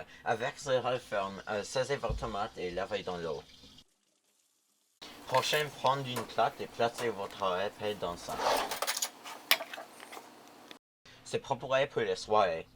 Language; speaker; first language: French; non-native, learner; English